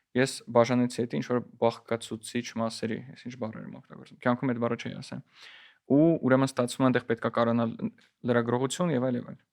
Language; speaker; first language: Armenian; native; Armenian